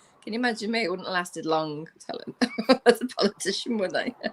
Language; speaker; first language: English; native; English